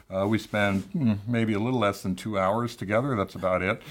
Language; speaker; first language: English; native; English